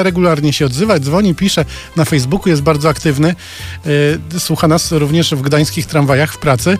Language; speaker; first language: Polish; native; Polish